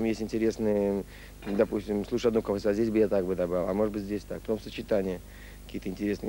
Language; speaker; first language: Russian; native; Russian